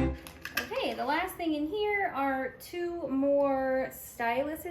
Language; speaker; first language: English; native; English